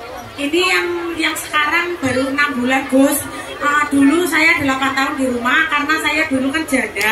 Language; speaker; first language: Indonesian; non-native, local second language; Javanese